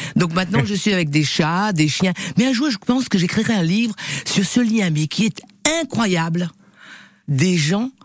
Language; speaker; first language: French; non-native, local second language; Réunion Creole French